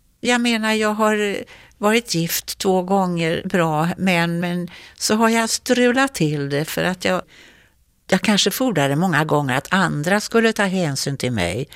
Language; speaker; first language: Swedish; native; Swedish